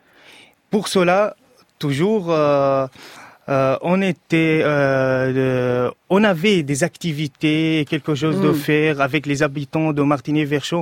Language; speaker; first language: French; non-native, fluent; Arabic